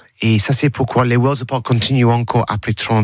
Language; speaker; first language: French; non-native, learner; English